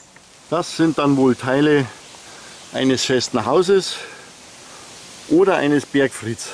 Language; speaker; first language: German; native; German